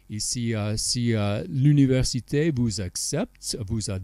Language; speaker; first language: French; non-native, fluent; English